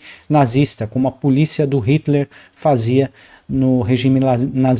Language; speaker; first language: Portuguese; native; Portuguese